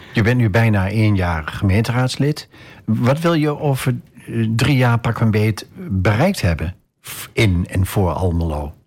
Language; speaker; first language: Dutch; native; Dutch